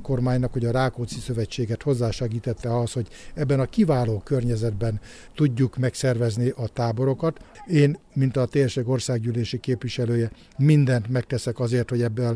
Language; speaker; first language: Hungarian; native; Hungarian